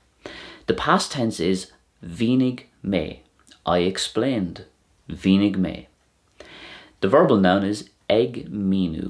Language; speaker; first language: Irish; non-native, local second language; English